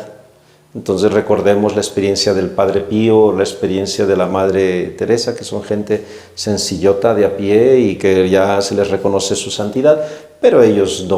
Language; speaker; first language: Spanish; native; Spanish